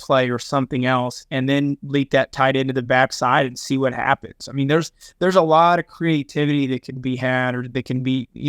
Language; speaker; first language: English; native; English